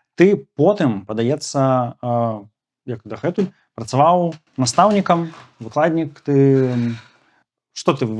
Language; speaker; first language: Belarusian; non-native, local second language; Russian